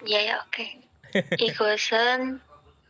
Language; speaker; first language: Korean; non-native, learner; Indonesian